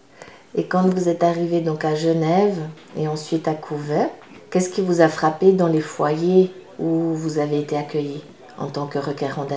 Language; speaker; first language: French; native; French